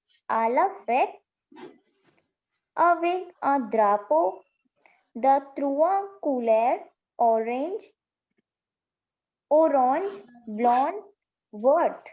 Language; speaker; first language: French; non-native, learner; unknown